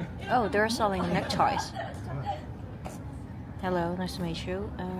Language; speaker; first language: English; non-native, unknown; Korean